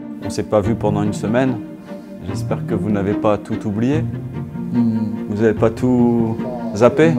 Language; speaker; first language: French; native; French